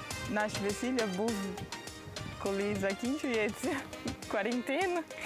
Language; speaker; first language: Ukrainian; non-native, learner; Portuguese